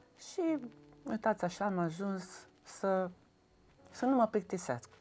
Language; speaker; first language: Romanian; non-native, local second language; Hungarian